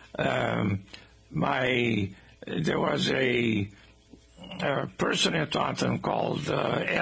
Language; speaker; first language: English; non-native, fluent; Portuguese